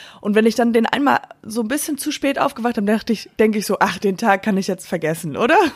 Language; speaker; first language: German; non-native, fluent; English